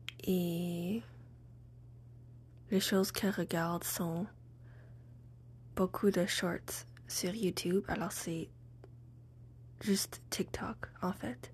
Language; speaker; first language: French; non-native, learner; English